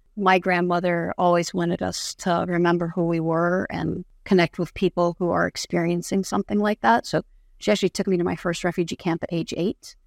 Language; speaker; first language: English; non-native, fluent; Arabic